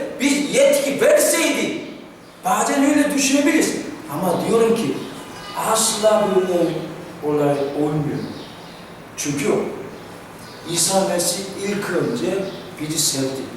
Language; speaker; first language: Turkish; non-native, fluent; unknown